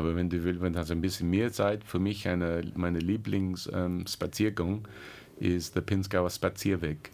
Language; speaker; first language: German; non-native, learner; English